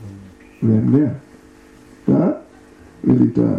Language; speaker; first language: Russian; non-native, learner; English